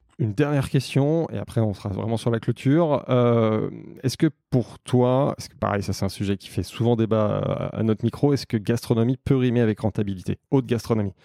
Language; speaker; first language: French; native; French